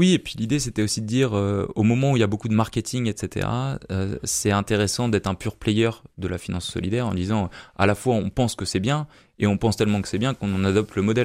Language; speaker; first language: French; native; French